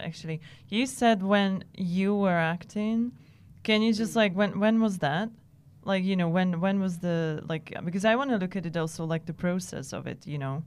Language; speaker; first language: English; non-native, fluent; Czech